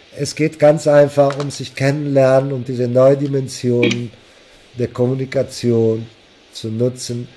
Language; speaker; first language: German; non-native, fluent; Italian